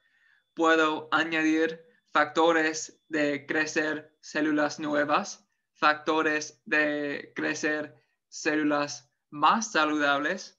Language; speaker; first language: Spanish; non-native, fluent; English